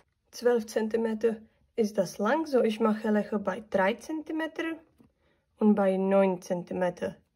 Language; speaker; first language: German; non-native, learner; Czech